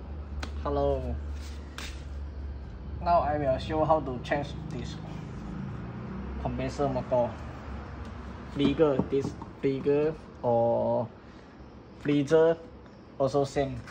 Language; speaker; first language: English; non-native, local second language; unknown